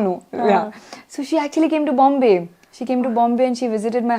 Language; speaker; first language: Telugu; non-native, learner; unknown